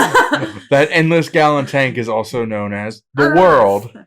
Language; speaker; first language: English; native; English